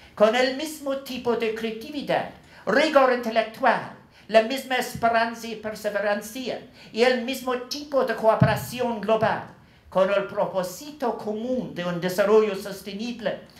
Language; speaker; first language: Spanish; non-native, learner; English